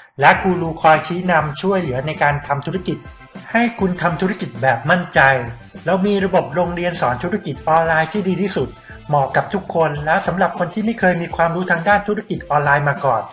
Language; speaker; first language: Thai; native; Thai